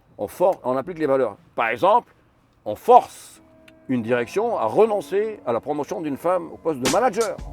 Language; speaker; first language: French; non-native, fluent; Arabic